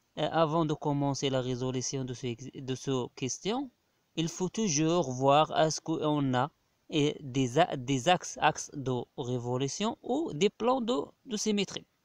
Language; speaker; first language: French; non-native, local second language; Arabic